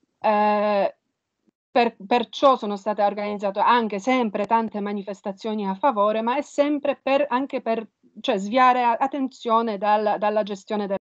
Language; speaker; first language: Italian; non-native, fluent; Polish